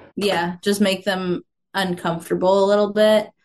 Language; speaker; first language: English; native; English